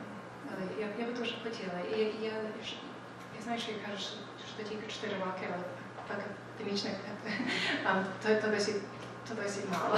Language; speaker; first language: Ukrainian; early bilingual, heritage; Ukrainian